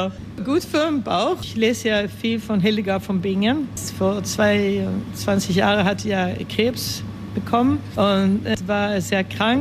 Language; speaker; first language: German; early bilingual, heritage; Swedish